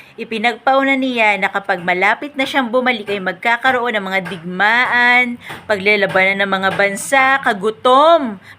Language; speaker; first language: Filipino; native; Filipino